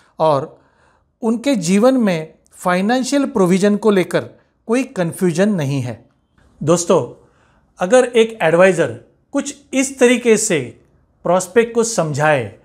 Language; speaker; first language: Hindi; non-native, local second language; Marathi